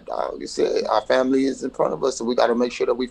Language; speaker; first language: English; native; English